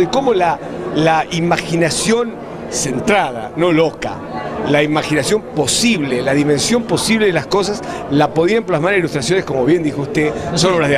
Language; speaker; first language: Spanish; native; Spanish